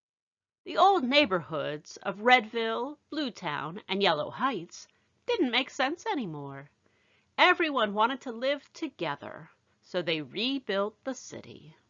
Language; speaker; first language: English; native; English